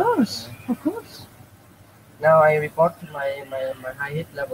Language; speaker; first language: English; non-native, learner; Vietnamese